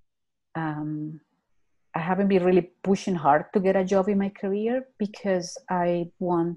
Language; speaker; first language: English; non-native, fluent; Spanish